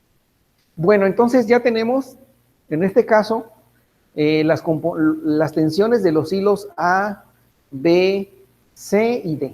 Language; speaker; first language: Spanish; native; Spanish